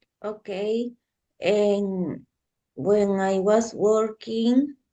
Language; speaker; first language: English; non-native, learner; Spanish